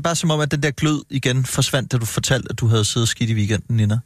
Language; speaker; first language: Danish; native; Danish